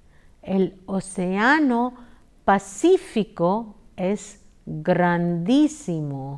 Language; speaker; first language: Spanish; non-native, fluent; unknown